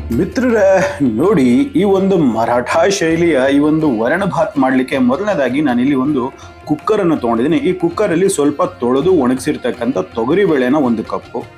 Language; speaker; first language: Kannada; non-native, local second language; Marathi